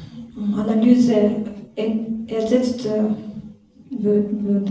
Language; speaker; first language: German; non-native, learner; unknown